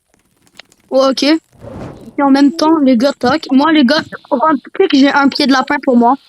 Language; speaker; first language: French; native; French